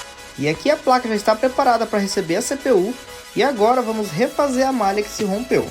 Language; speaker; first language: Portuguese; native; Portuguese